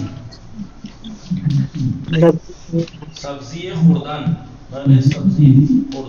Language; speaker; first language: Persian; non-native, fluent; Urdu